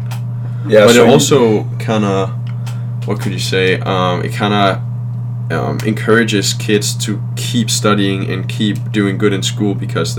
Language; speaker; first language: English; non-native, fluent; Danish